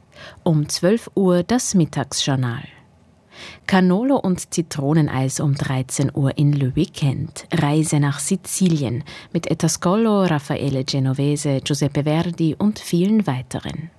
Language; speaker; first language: German; native; German